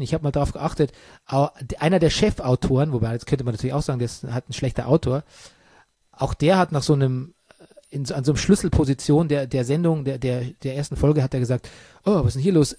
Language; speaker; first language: German; native; German